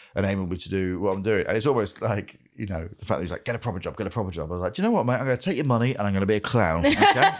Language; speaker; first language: English; native; English